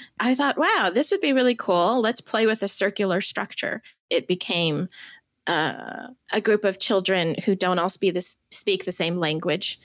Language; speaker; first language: English; early bilingual, other home language; Chinese